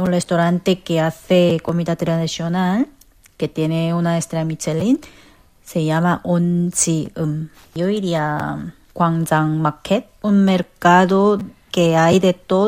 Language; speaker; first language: Spanish; non-native, fluent; Korean